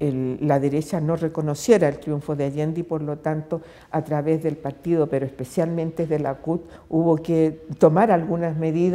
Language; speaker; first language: Spanish; native; Spanish